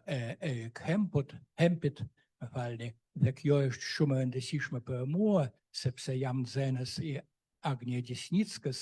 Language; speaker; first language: Albanian; non-native, fluent; Russian